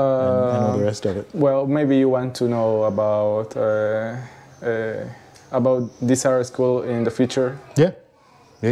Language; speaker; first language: English; non-native, learner; Spanish